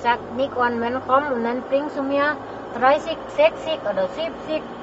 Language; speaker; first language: German; non-native, learner; Thai